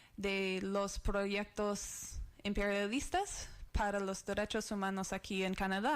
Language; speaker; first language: Spanish; non-native, learner; English